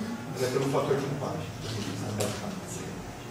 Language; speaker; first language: Portuguese; native; Portuguese